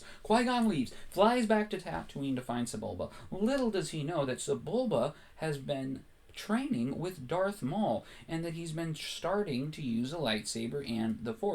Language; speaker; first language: English; native; English